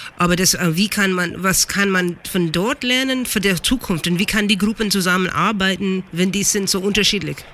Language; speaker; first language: German; non-native, learner; English